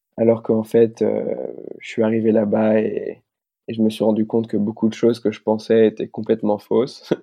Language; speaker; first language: French; native; French